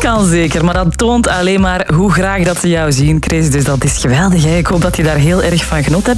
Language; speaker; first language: Dutch; native; Dutch